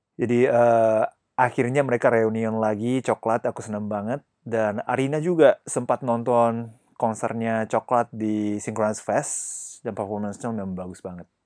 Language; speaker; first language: Indonesian; non-native, fluent; Japanese